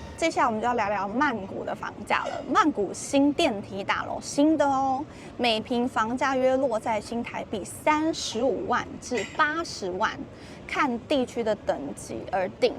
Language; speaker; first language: Chinese; native; Chinese